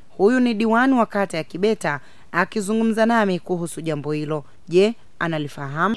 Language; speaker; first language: Swahili; native; Swahili